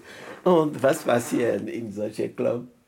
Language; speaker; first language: German; non-native, learner; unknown